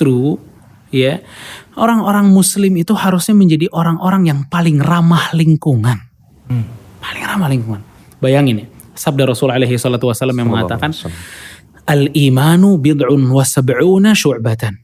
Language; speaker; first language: Indonesian; native; Indonesian